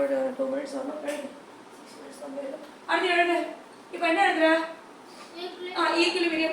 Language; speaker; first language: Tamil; native; Tamil